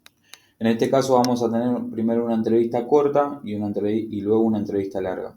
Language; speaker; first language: Spanish; native; Spanish